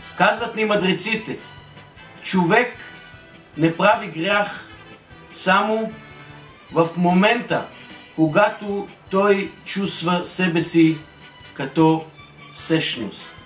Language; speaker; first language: Bulgarian; non-native, fluent; Hebrew